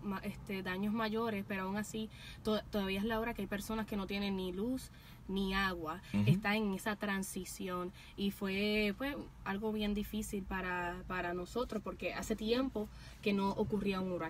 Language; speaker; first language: Spanish; native; Spanish